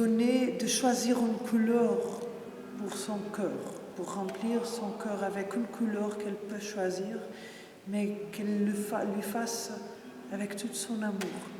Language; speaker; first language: French; non-native, fluent; Portuguese